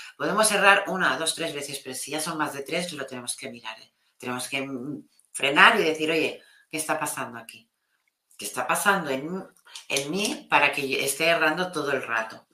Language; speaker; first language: Spanish; non-native, local second language; Catalan